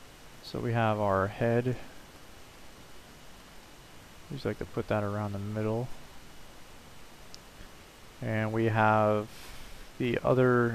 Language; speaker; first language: English; native; English